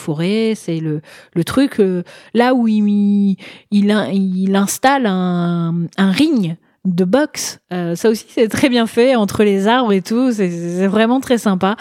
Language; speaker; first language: French; native; French